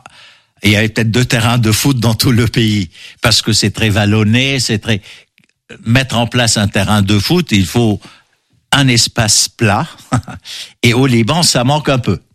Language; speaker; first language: French; non-native, local second language; Arabic